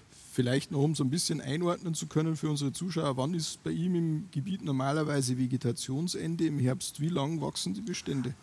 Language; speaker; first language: German; native; German